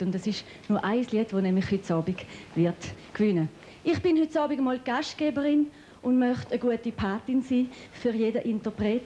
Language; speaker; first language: German; native; German